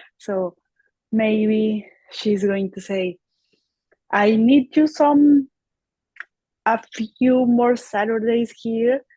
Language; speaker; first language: English; non-native, learner; Spanish